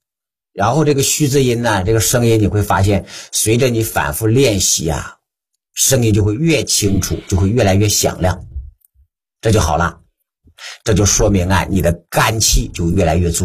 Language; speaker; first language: Chinese; native; Chinese